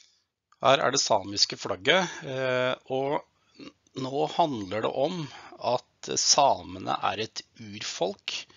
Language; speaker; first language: Norwegian; native; Norwegian